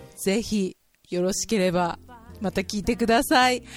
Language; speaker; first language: Japanese; native; Japanese